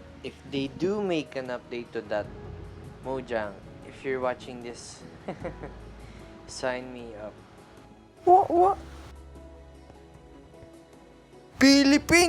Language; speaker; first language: English; non-native, local second language; Filipino